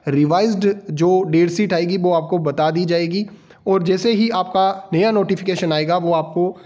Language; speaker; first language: Hindi; non-native, local second language; Punjabi